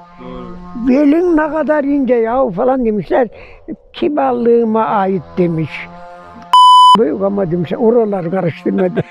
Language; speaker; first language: Turkish; native; Turkish